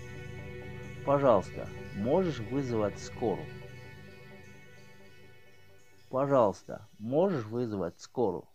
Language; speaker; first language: Russian; non-native, learner; Tajik